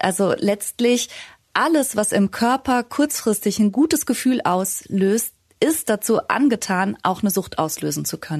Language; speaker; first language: German; native; German